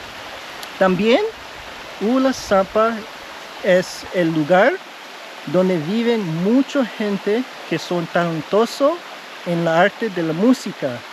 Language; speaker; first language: Spanish; early bilingual, heritage; English